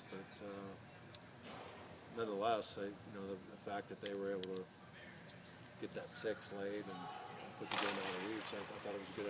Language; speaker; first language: English; native; English